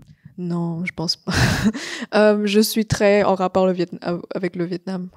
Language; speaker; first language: French; non-native, fluent; Vietnamese